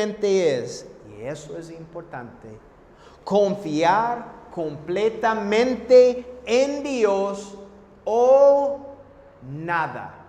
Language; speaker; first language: Spanish; non-native, fluent; English